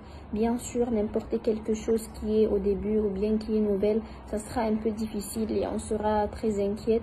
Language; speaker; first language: French; non-native, fluent; Arabic